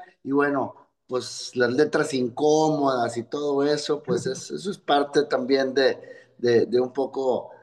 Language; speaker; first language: Spanish; native; Spanish